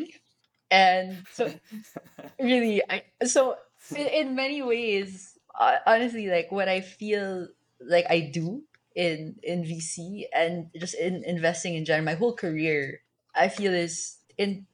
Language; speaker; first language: English; non-native, local second language; Filipino